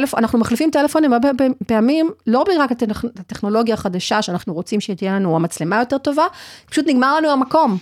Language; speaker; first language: Hebrew; early bilingual, other home language; English